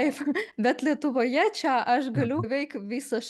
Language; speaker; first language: Lithuanian; non-native, fluent; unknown